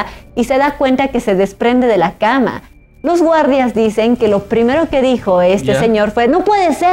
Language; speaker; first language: Spanish; native; Spanish